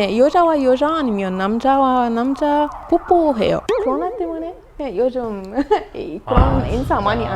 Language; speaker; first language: Korean; non-native, learner; Arabic